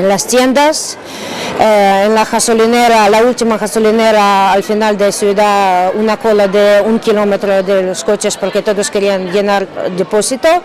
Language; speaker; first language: Spanish; non-native, fluent; Ukrainian